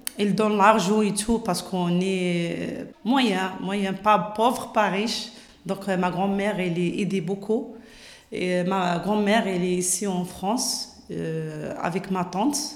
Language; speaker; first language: French; non-native, local second language; Arabic